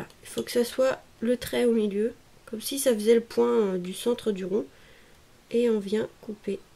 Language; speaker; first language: French; native; French